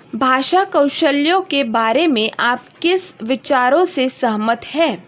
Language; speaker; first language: Hindi; non-native, local second language; Marathi